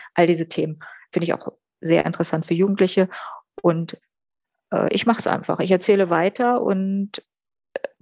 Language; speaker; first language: German; native; German